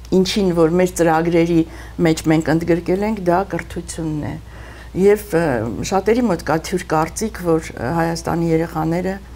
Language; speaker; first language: Armenian; native; Armenian